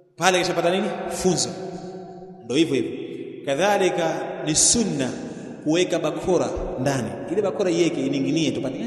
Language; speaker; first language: Swahili; native; Swahili